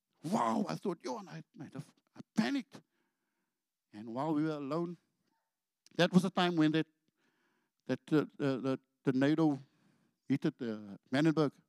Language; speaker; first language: English; non-native, local second language; Afrikaans